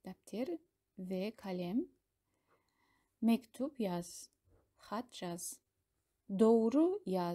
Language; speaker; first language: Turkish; non-native, fluent; Kazakh